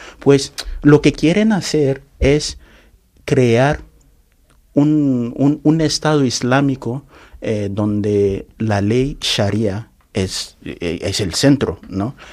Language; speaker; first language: Spanish; non-native, fluent; Igbo